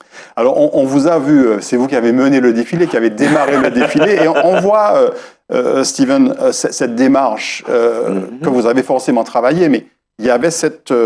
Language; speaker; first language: French; native; French